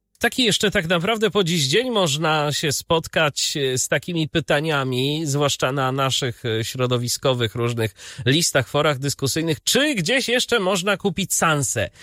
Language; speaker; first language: Polish; native; Polish